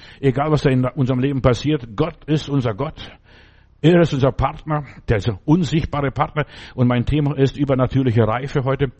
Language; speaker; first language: German; early bilingual, other home language; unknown